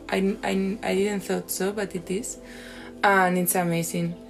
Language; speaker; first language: English; non-native, fluent; Spanish